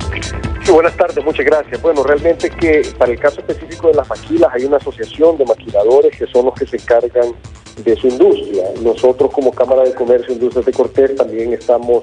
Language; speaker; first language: Spanish; native; Spanish